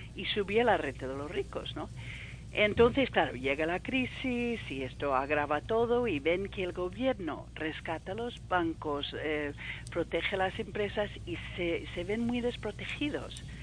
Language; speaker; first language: Spanish; non-native, fluent; English